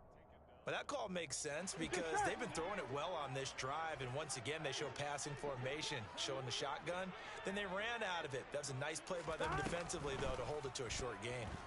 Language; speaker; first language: English; native; English